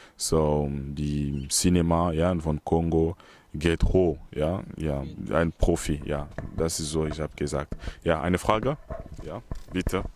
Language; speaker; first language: German; non-native, learner; Lingala